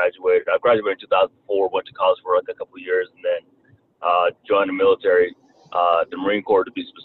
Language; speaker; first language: English; early bilingual, other home language; Kinyarwanda